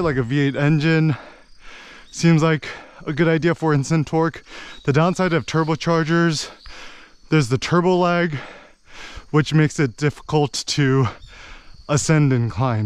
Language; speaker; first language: English; early bilingual, other home language; Korean